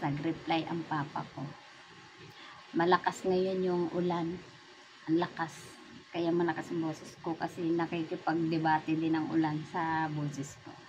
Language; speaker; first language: Filipino; non-native, local second language; Cebuano